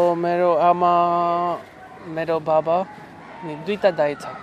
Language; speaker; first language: Nepali; non-native, learner; Spanish